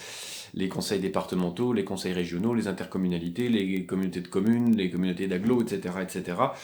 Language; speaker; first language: French; native; French